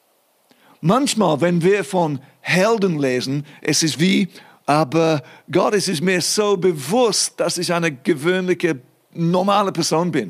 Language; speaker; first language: German; non-native, fluent; English